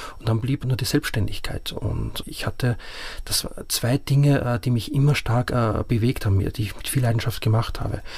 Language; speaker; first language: German; native; German